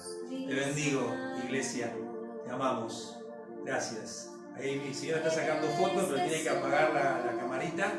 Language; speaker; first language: Spanish; native; Spanish